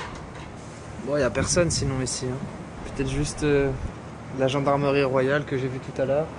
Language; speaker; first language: French; native; French